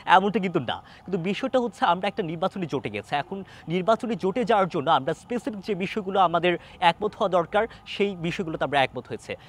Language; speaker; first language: Bangla; non-native, local second language; Chakma